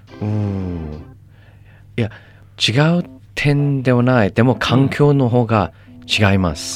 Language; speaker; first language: Japanese; non-native, learner; English